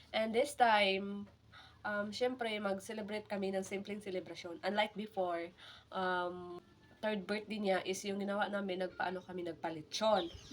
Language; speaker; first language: Filipino; native; Filipino